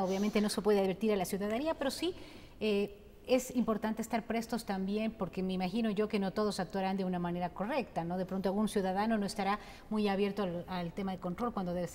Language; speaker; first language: Spanish; native; Spanish